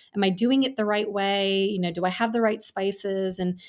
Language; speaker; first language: English; early bilingual, other home language; Gujarati